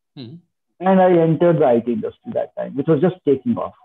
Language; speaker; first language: English; non-native, local second language; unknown